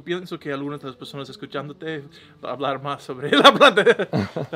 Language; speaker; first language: Spanish; non-native, learner; English